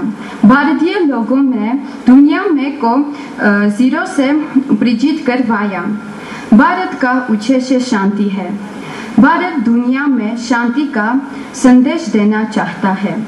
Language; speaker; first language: Hindi; non-native, learner; Armenian